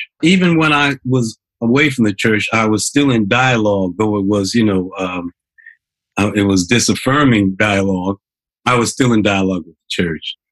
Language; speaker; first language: English; native; English